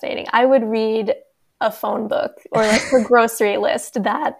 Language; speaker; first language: English; native; English